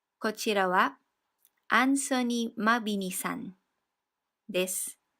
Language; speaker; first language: Japanese; non-native, fluent; Filipino